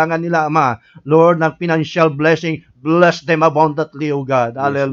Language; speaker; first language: Filipino; native; Filipino